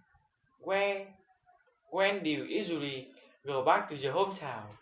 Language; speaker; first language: English; non-native, learner; Vietnamese